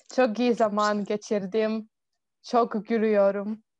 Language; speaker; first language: Turkish; non-native, fluent; Polish